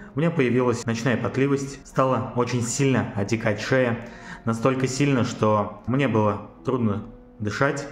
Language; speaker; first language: Russian; native; Russian